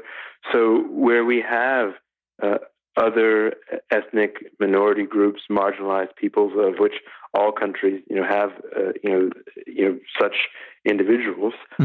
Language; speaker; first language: English; native; English